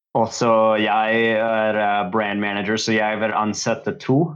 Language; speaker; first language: Norwegian; non-native, learner; English